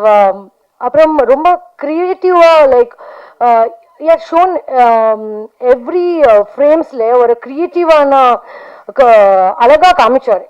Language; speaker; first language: Tamil; non-native, learner; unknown